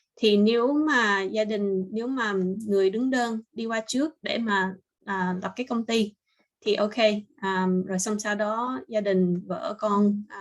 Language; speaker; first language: Vietnamese; early bilingual, heritage; Vietnamese